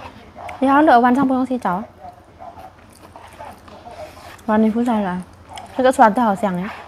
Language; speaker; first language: Chinese; non-native, fluent; Indonesian